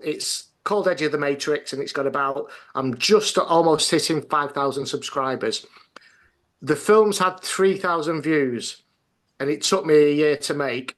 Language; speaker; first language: English; native; English